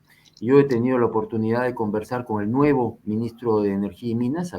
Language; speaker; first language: Spanish; native; Spanish